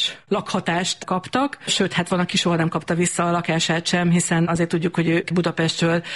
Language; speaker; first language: Hungarian; native; Hungarian